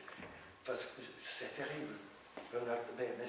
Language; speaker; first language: French; non-native, fluent; Portuguese